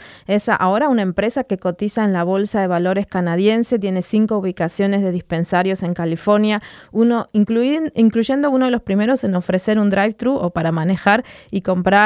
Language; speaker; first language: Spanish; native; Spanish